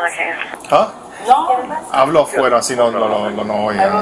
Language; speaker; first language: Spanish; early bilingual, heritage; Spanish